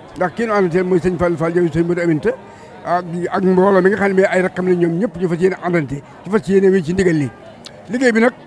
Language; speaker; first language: Wolof; native; Wolof